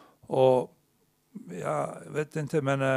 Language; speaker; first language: Swedish; non-native, fluent; Icelandic